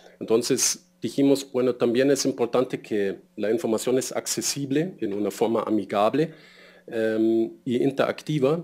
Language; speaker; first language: Spanish; non-native, fluent; German